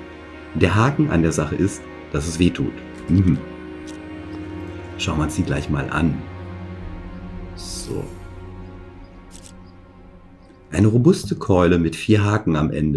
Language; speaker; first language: German; native; German